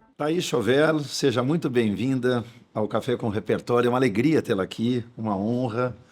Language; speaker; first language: Portuguese; native; Portuguese